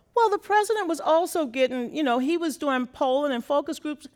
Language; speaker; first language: English; native; English